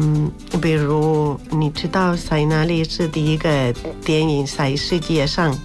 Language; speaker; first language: Chinese; non-native, fluent; Spanish